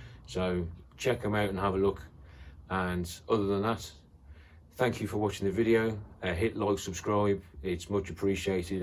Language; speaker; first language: English; native; English